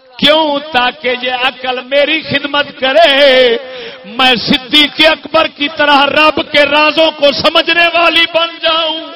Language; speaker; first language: Urdu; non-native, local second language; Punjabi